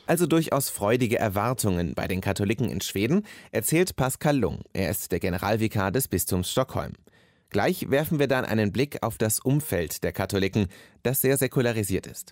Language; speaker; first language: German; native; German